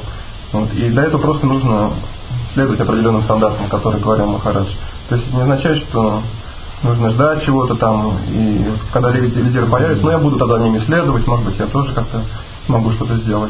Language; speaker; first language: Russian; native; Russian